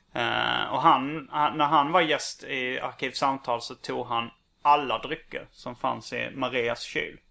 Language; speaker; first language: Swedish; native; Swedish